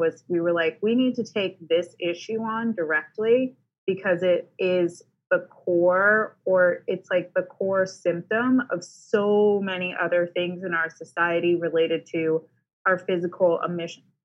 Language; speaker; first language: English; native; English